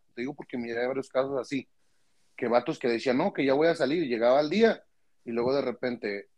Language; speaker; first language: Spanish; early bilingual, heritage; Spanish